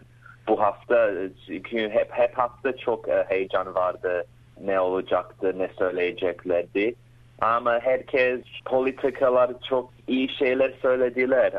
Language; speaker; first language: Turkish; early bilingual, heritage; Turkish